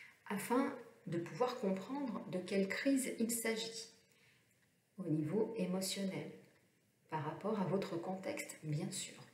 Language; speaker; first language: French; native; French